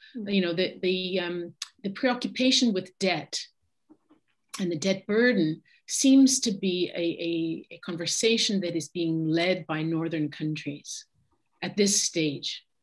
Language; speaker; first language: English; native; English